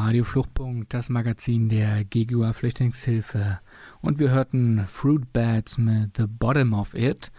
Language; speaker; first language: German; native; German